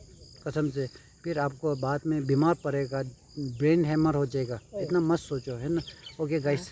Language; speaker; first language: Hindi; non-native, local second language; Tibetan